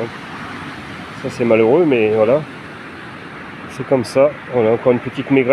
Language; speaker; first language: French; native; French